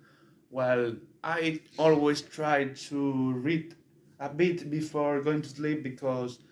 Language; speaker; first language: English; non-native, learner; Spanish